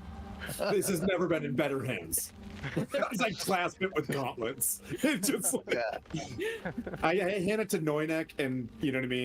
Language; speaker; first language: English; native; English